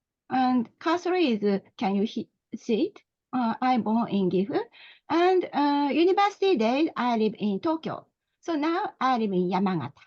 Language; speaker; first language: English; non-native, learner; Japanese